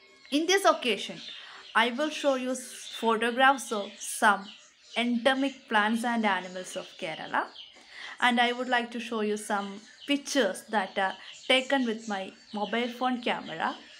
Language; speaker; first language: English; non-native, local second language; Malayalam